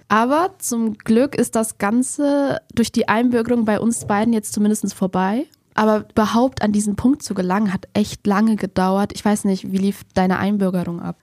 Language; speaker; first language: German; early bilingual, other home language; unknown